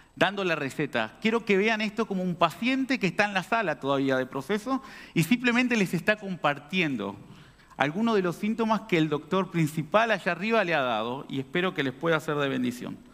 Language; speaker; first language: Spanish; native; Spanish